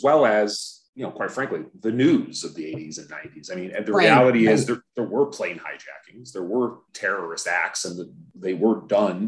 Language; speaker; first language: English; native; English